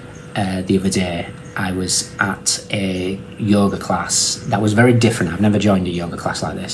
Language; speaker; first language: English; native; English